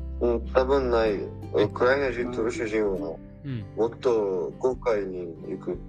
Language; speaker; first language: Japanese; non-native, learner; Arabic